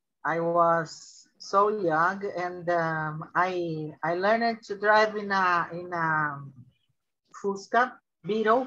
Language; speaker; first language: English; non-native, learner; Portuguese